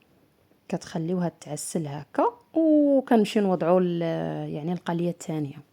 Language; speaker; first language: Arabic; native; Arabic